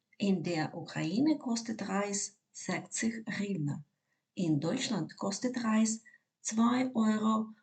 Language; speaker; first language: German; non-native, fluent; Ukrainian